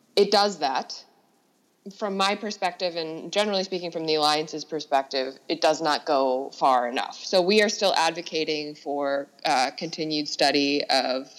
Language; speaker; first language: English; native; English